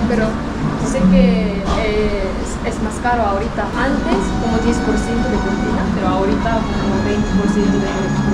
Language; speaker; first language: Spanish; non-native, learner; Korean